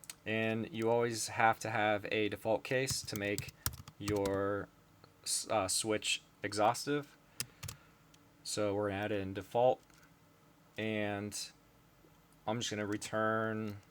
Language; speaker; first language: English; native; English